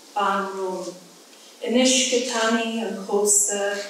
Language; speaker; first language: English; native; English